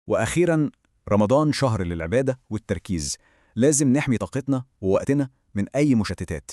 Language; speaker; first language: Arabic; native; Arabic